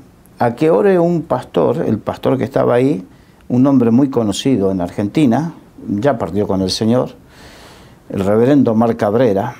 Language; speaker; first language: Spanish; native; Spanish